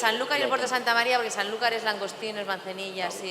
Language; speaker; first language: Spanish; native; Spanish